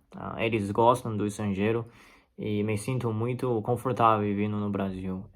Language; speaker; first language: Portuguese; non-native, fluent; Chinese